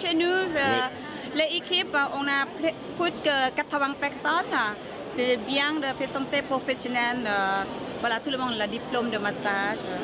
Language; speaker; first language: French; non-native, learner; Thai